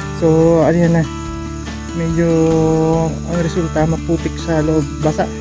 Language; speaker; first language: Filipino; non-native, local second language; Iloko